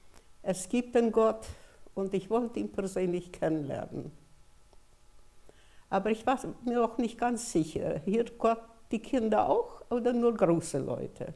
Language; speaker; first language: German; early bilingual, heritage; German